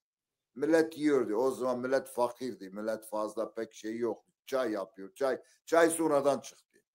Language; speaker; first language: Turkish; non-native, local second language; Zaza